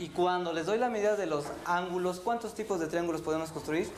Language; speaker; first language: Spanish; native; Spanish